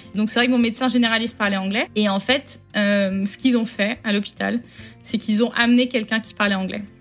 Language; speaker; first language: French; native; French